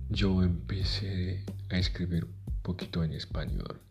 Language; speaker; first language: Spanish; non-native, fluent; Haitian Creole